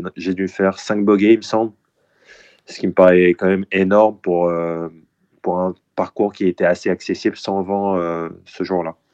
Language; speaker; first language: French; early bilingual, other home language; Korean